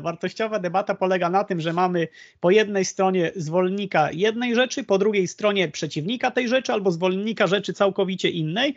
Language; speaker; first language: Polish; native; Polish